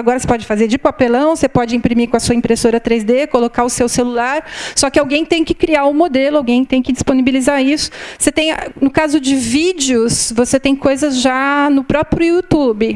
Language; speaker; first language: Portuguese; native; Portuguese